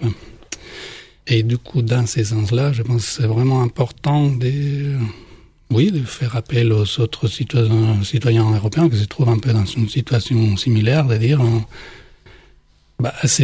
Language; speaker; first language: French; non-native, fluent; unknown